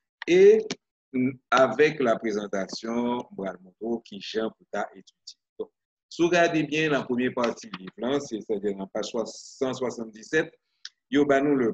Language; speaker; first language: French; non-native, local second language; Haitian Creole